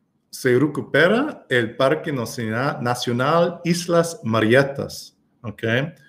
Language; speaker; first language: Spanish; non-native, learner; English